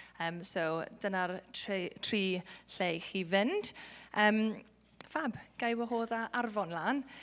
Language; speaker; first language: Welsh; non-native, local second language; English